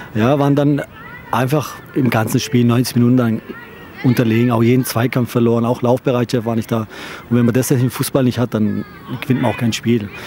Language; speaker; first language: German; early bilingual, other home language; Turkish